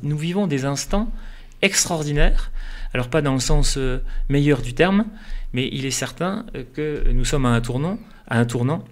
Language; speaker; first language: French; native; French